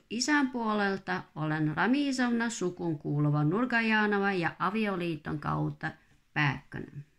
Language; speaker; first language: Finnish; non-native, fluent; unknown